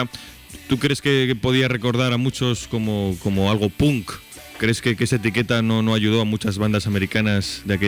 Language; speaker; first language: Spanish; native; Spanish